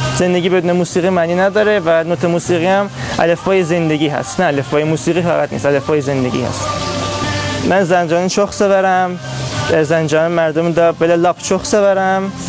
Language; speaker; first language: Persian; non-native, local second language; Azerbaijani